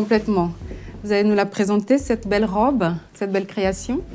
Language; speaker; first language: French; native; French